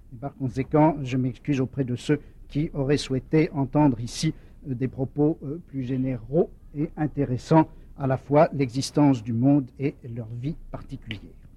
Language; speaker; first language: French; native; French